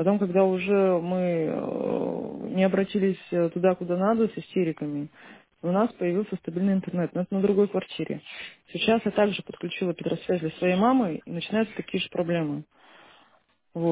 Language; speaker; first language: Russian; native; Russian